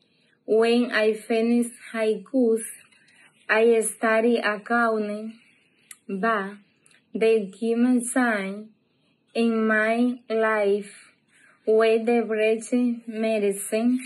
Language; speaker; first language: English; non-native, learner; Spanish